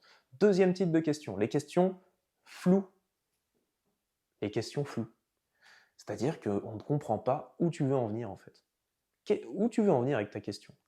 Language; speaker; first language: French; native; French